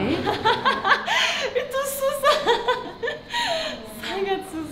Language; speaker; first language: Indonesian; non-native, learner; Polish